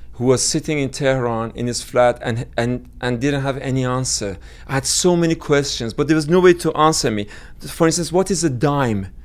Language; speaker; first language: English; non-native, fluent; Persian